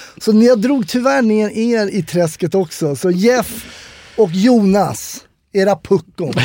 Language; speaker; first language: Swedish; native; Swedish